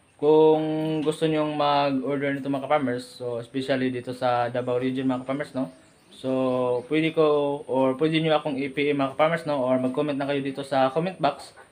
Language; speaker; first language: Filipino; non-native, local second language; Cebuano